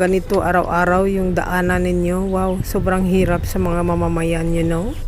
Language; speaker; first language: Filipino; non-native, local second language; Hiligaynon